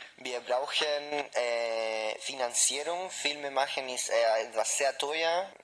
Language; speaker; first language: German; non-native, fluent; Spanish